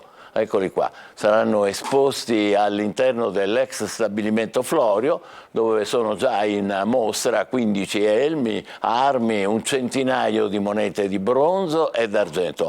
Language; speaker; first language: Italian; native; Italian